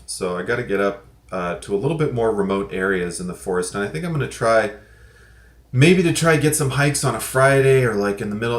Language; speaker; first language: English; native; English